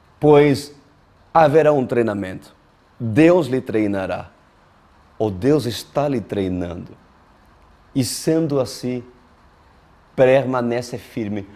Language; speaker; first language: Portuguese; non-native, fluent; French